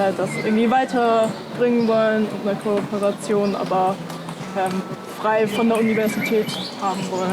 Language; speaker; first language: German; native; German